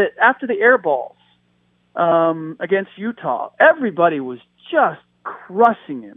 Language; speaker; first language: English; early bilingual, other home language; German